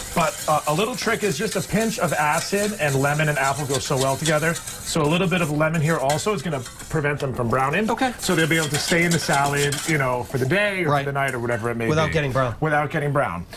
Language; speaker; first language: English; native; English